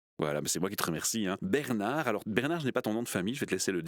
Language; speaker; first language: French; native; French